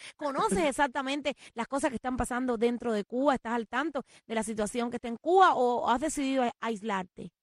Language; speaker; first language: Spanish; native; Spanish